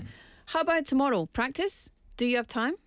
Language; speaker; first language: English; non-native, fluent; Korean